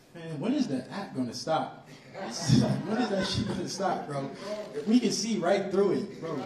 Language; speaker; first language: English; native; English